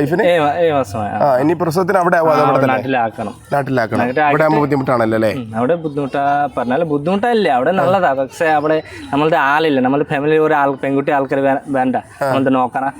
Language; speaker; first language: Malayalam; non-native, fluent; Bangla